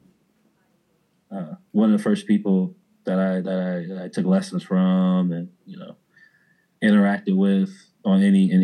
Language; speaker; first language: English; early bilingual, other home language; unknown